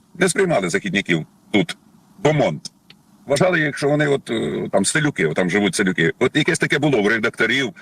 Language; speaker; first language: Ukrainian; native; Ukrainian